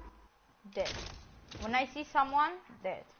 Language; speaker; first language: English; non-native, learner; Greek